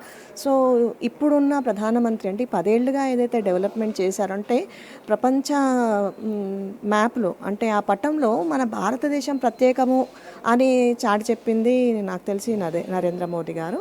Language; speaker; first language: Telugu; native; Telugu